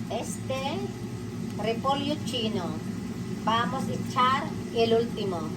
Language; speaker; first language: Spanish; non-native, learner; Filipino